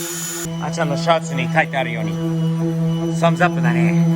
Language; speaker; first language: Japanese; non-native, fluent; English